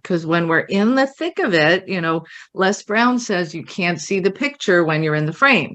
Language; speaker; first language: English; native; English